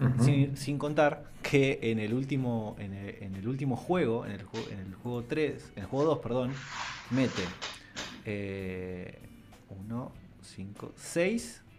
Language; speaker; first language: Spanish; native; Spanish